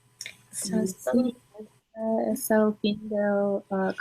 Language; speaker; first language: Spanish; non-native, learner; English